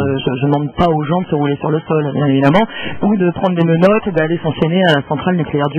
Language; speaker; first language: French; native; French